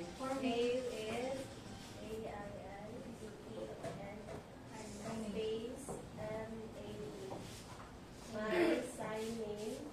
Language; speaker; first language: English; non-native, local second language; Cebuano